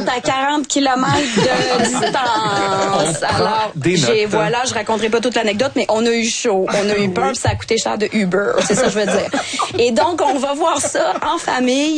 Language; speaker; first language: French; native; French